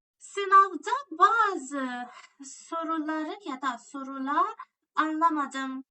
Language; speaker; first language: Turkish; non-native, fluent; Persian